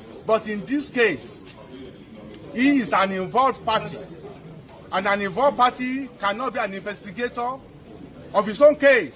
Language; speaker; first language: English; non-native, local second language; Yoruba